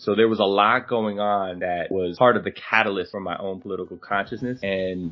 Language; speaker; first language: English; native; English